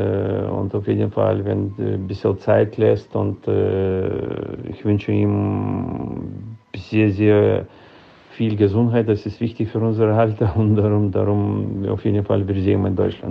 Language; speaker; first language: German; non-native, fluent; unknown